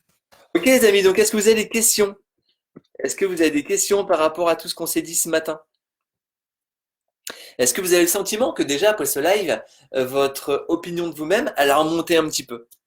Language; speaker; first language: French; native; French